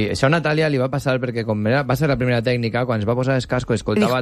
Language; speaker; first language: Catalan; native; Catalan